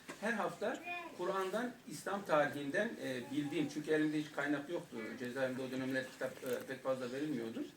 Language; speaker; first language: Turkish; non-native, local second language; Kurdish